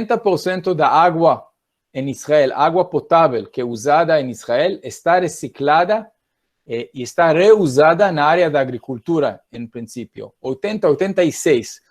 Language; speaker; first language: Portuguese; non-native, fluent; Hebrew